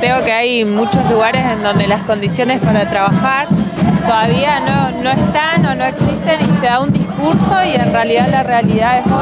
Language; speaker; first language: Spanish; native; Spanish